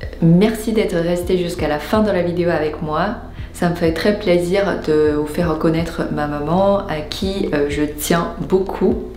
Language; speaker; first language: French; non-native, fluent; Chinese